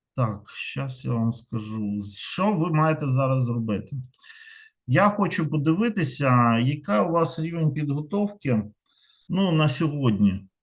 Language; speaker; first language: Ukrainian; non-native, local second language; Russian